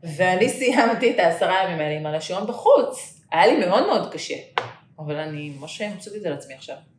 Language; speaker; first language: Hebrew; native; Hebrew